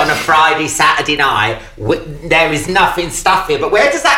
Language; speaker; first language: English; native; English